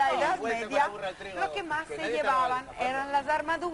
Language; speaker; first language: Spanish; native; Spanish